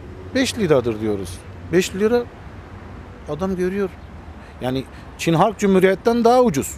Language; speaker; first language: Turkish; early bilingual, heritage; Armenian